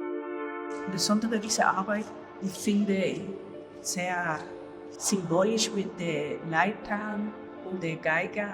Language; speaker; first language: German; non-native, learner; Spanish